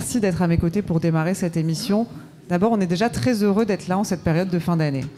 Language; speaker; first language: French; native; French